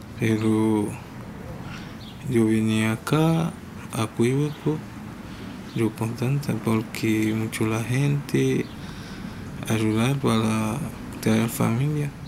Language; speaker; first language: Spanish; non-native, learner; Haitian Creole